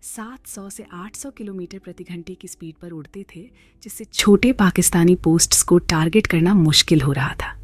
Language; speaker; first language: Hindi; native; Hindi